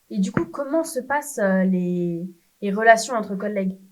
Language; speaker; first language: French; native; French